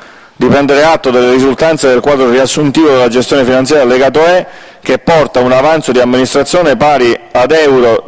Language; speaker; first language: Italian; native; Italian